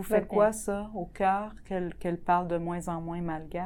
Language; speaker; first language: French; native; French